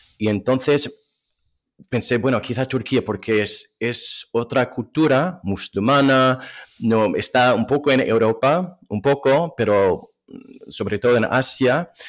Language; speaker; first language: Spanish; non-native, fluent; English